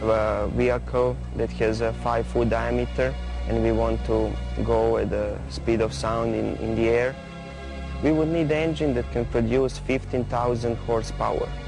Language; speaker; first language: English; non-native, fluent; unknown